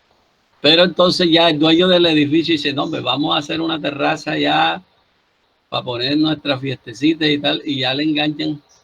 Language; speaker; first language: Spanish; native; Spanish